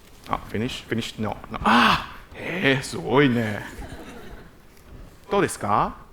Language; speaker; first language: Japanese; non-native, learner; Chinese